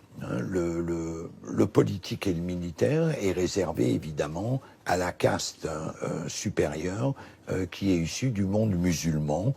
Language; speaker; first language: French; native; French